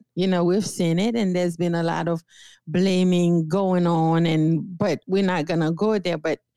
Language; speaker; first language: English; non-native, fluent; Haitian Creole